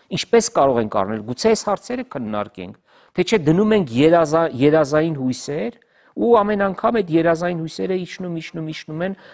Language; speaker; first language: Armenian; native; Armenian